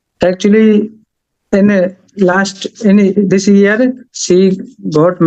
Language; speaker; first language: English; non-native, learner; Haryanvi